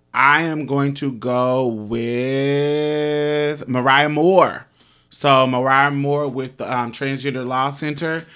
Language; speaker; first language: English; native; English